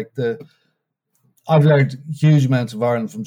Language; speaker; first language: English; native; English